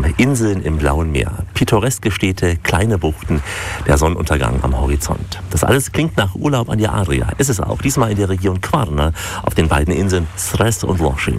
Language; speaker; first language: German; native; German